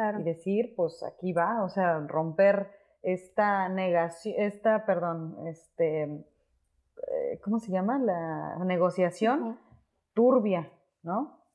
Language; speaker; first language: Spanish; native; Spanish